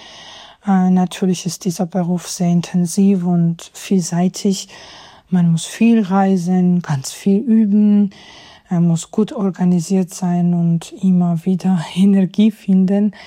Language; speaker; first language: German; non-native, fluent; Georgian